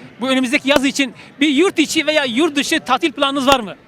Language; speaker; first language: Turkish; native; Turkish